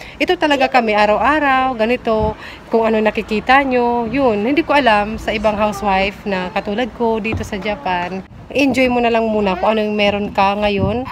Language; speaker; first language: Filipino; native; Filipino